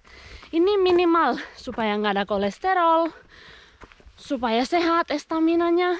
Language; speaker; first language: Indonesian; non-native, fluent; Spanish